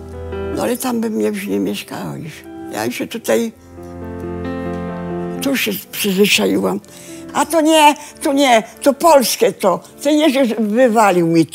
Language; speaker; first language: Polish; early bilingual, heritage; Polish